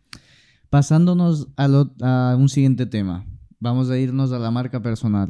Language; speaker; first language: Spanish; native; Spanish